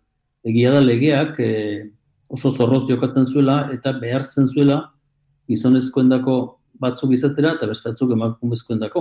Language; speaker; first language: Basque; native; Basque